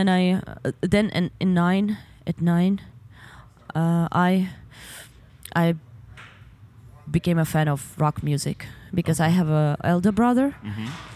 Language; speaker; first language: English; non-native, fluent; Ukrainian